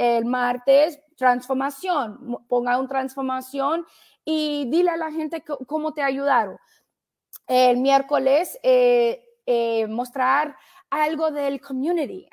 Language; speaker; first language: Spanish; early bilingual, heritage; Spanish